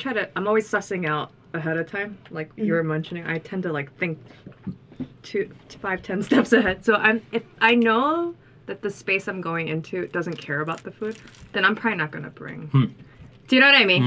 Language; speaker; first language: English; native; English